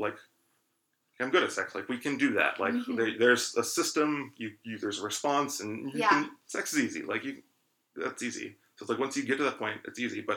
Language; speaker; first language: English; native; English